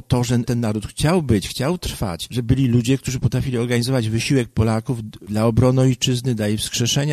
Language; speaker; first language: Polish; native; Polish